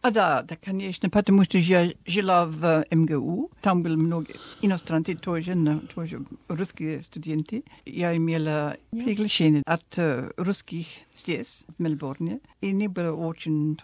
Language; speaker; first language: Russian; non-native, fluent; English